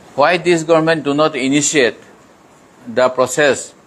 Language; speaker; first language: English; non-native, local second language; Assamese